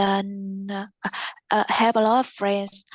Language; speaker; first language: English; non-native, learner; Vietnamese